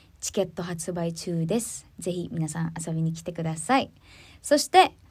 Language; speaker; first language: Japanese; non-native, learner; Filipino